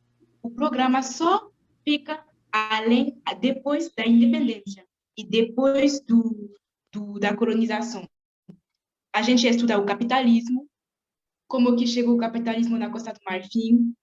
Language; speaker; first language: Portuguese; non-native, fluent; French